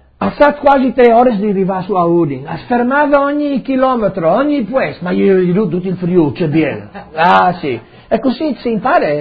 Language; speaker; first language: Italian; non-native, learner; Friulian